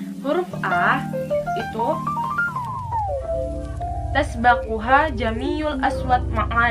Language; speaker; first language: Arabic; non-native, learner; Indonesian